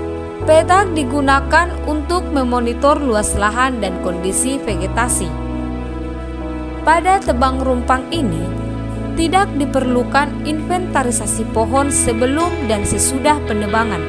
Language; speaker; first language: Indonesian; native; Indonesian